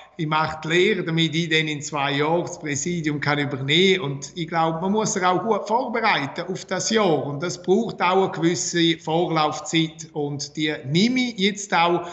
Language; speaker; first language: German; non-native, local second language; Romansh